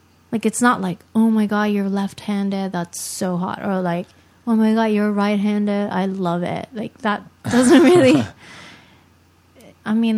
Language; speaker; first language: English; early bilingual, other home language; Japanese